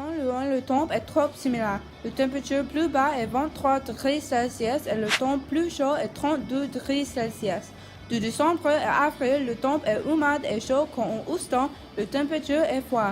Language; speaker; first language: French; non-native, learner; English